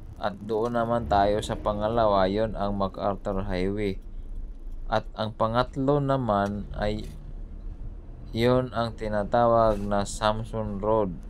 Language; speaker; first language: Filipino; non-native, local second language; Cebuano